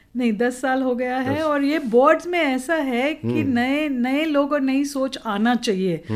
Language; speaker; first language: Hindi; non-native, local second language; Telugu